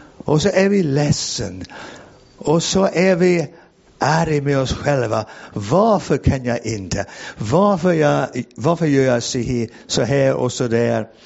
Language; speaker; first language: Swedish; non-native, fluent; English